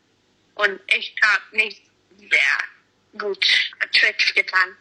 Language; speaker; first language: German; early bilingual, heritage; English